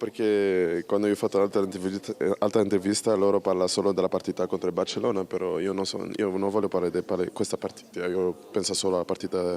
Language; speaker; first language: Italian; non-native, learner; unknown